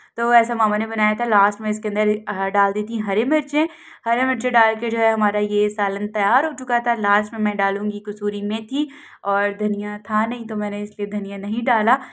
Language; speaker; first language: Urdu; native; Urdu